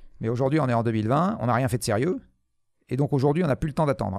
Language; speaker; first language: French; native; French